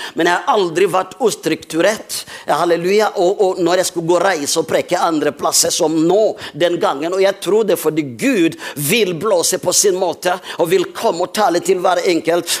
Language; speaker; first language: Norwegian; non-native, fluent; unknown